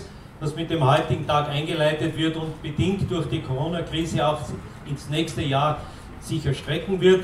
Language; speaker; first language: German; native; German